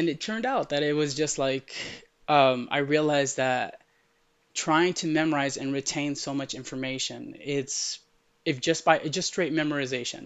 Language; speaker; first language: English; early bilingual, other home language; Arabic